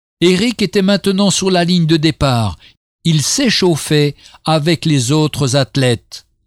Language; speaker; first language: French; native; French